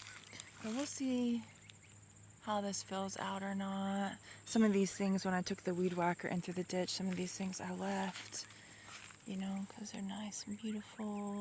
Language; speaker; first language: English; native; English